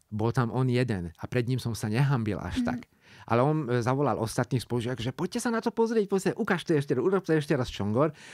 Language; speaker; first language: Slovak; non-native, local second language; Hungarian